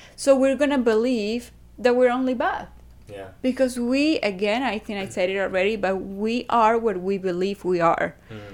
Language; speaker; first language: English; non-native, fluent; Spanish